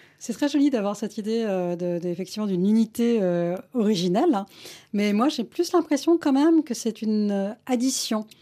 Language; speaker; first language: French; early bilingual, other home language; Malayalam